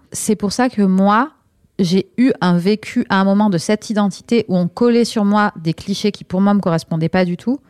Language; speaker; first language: French; native; French